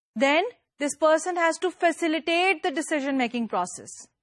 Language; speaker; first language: English; non-native, local second language; Urdu